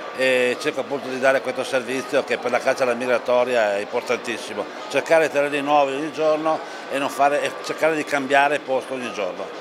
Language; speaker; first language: Italian; native; Italian